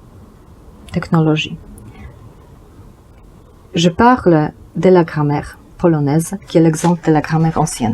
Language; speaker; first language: French; non-native, learner; Polish